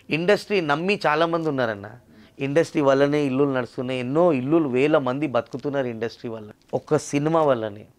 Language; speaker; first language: Telugu; non-native, local second language; Urdu